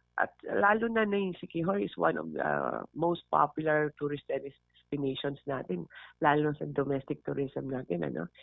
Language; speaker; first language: Filipino; non-native, local second language; Hiligaynon